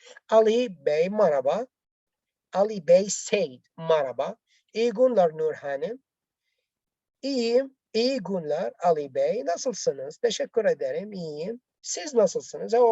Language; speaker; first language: Turkish; non-native, learner; Arabic